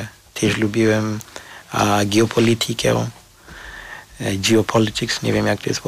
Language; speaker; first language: Polish; non-native, fluent; Shona